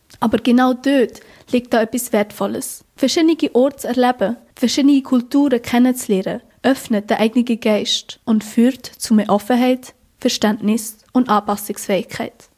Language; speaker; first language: German; early bilingual, other home language; Spanish